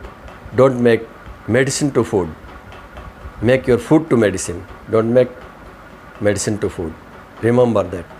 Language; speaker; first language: English; non-native, learner; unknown